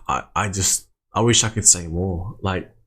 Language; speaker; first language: English; native; English